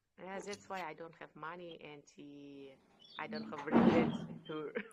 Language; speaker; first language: English; non-native, learner; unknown